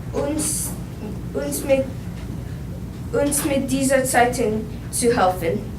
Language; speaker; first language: German; non-native, learner; English